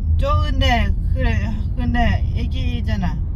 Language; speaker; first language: Korean; non-native, learner; Lao